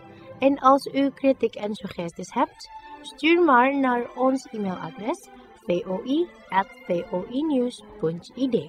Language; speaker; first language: Dutch; non-native, fluent; Indonesian